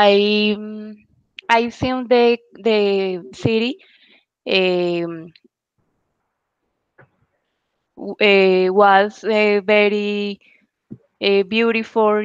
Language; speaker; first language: English; non-native, learner; Spanish